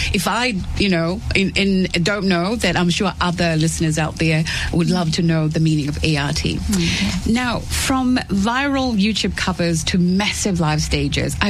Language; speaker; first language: English; native; English